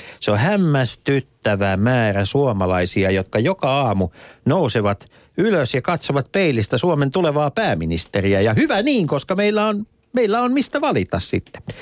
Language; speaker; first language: Finnish; native; Finnish